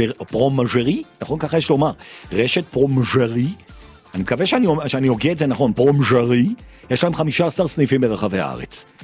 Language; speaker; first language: Hebrew; native; Hebrew